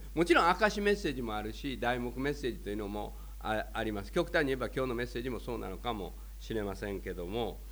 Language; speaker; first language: Japanese; native; Japanese